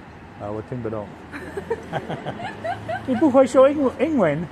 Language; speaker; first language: Chinese; non-native, learner; English